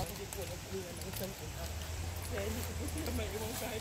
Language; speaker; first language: Filipino; native; Filipino